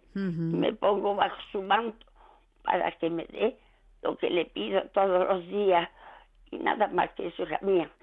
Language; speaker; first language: Spanish; native; Spanish